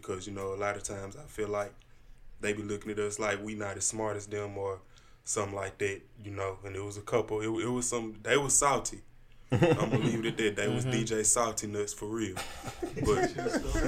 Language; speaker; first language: English; native; English